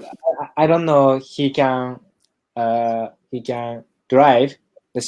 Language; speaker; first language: English; non-native, learner; Japanese